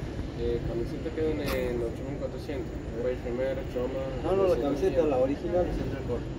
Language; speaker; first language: Spanish; native; Spanish